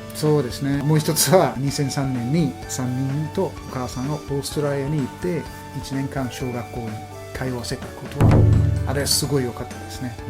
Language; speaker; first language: Japanese; non-native, fluent; English